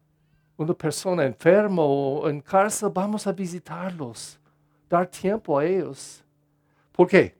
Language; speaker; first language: Spanish; non-native, fluent; English